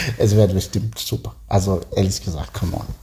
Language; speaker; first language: German; non-native, learner; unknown